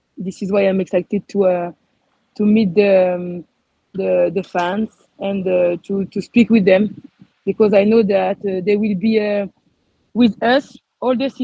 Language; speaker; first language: English; non-native, learner; French